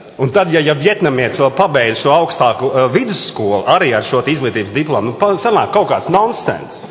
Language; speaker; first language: Latvian; native; Latvian